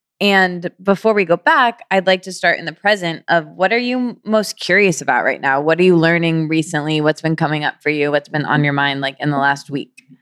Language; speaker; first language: English; native; English